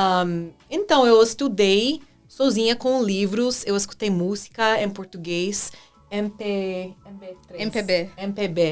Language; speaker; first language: Portuguese; non-native, fluent; English